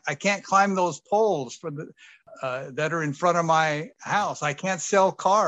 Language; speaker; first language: English; native; English